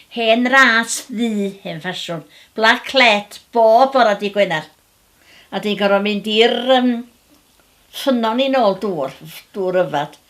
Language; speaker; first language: Welsh; native; Welsh